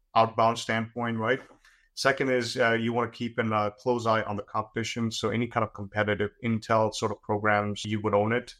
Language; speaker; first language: English; non-native, local second language; Gujarati